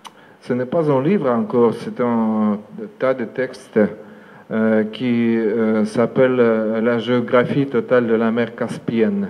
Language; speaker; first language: French; non-native, fluent; Russian